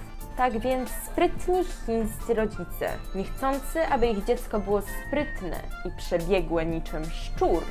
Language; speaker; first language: Polish; native; Polish